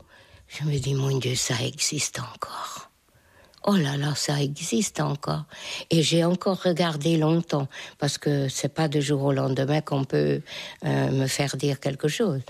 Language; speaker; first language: French; non-native, fluent; Hungarian